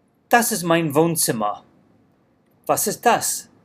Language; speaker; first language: German; non-native, fluent; English